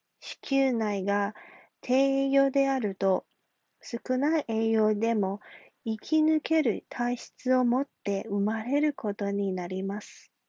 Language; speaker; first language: Japanese; non-native, fluent; Chinese